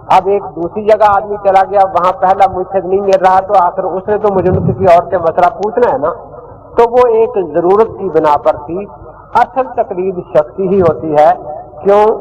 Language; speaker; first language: Urdu; non-native, local second language; Punjabi